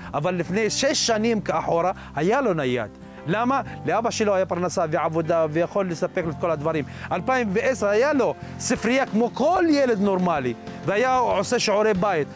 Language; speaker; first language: Hebrew; non-native, local second language; Arabic